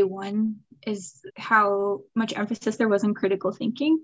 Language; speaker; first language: English; early bilingual, other home language; Swiss German